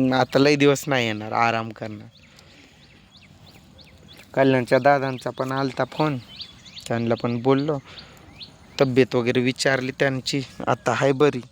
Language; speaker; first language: Marathi; non-native, local second language; Lambadi